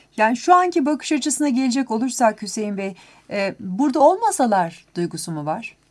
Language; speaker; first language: Turkish; native; Turkish